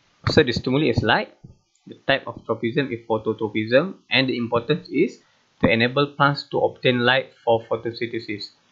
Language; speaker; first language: English; non-native, local second language; Malay